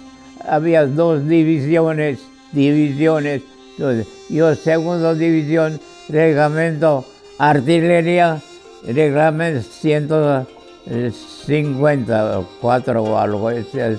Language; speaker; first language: Spanish; non-native, fluent; Georgian